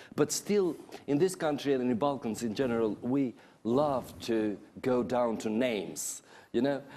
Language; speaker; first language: English; non-native, fluent; Albanian